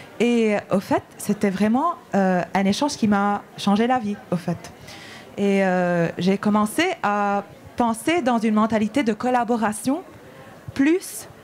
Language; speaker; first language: French; non-native, local second language; Arabic